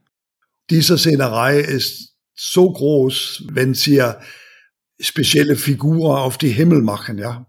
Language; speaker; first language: German; non-native, learner; Danish